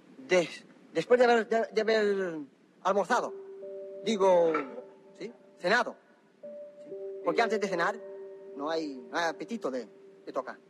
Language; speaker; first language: Spanish; non-native, local second language; Catalan